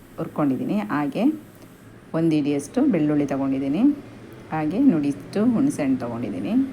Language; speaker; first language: Kannada; non-native, local second language; Tulu